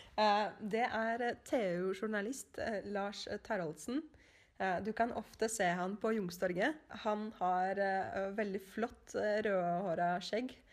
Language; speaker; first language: Norwegian; native; Norwegian